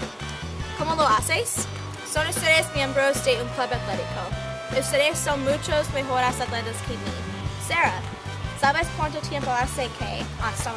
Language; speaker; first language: Spanish; non-native, learner; English